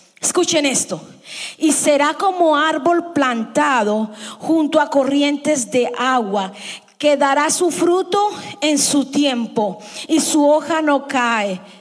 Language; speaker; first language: Spanish; early bilingual, heritage; Spanish